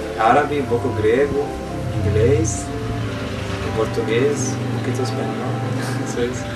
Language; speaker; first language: Portuguese; non-native, learner; Arabic